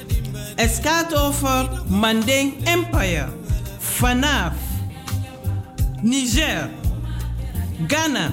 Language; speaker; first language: Dutch; non-native, fluent; Mandingo